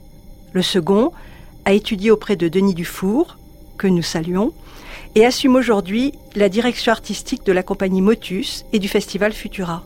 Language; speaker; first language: French; native; French